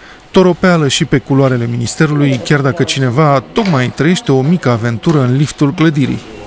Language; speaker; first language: Romanian; native; Romanian